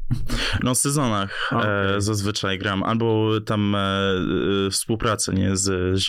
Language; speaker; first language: Polish; early bilingual, heritage; English